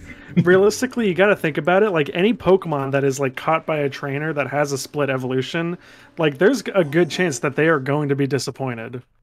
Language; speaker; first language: English; native; English